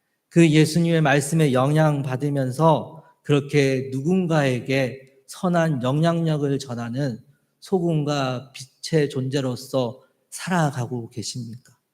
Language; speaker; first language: Korean; native; Korean